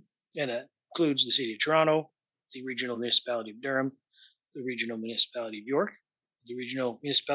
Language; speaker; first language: English; native; English